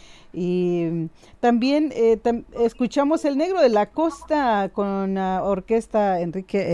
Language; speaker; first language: Spanish; non-native, local second language; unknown